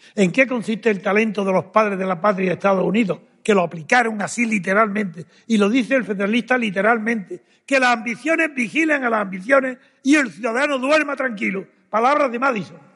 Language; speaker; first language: Spanish; native; Spanish